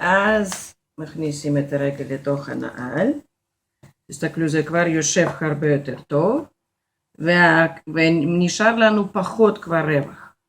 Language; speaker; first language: Hebrew; non-native, fluent; Russian